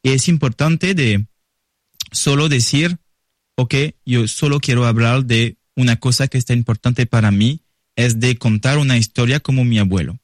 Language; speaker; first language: Spanish; non-native, learner; French